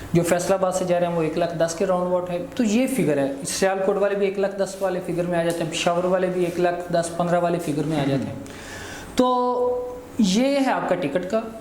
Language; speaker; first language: Hindi; non-native, local second language; Punjabi